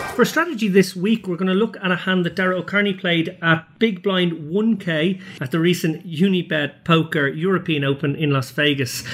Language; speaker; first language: English; native; English